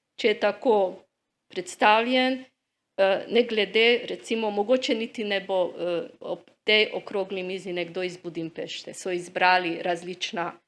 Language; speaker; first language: Slovenian; non-native, local second language; Hungarian